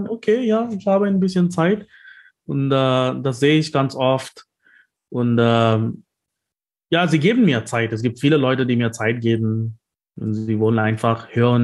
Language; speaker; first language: German; non-native, fluent; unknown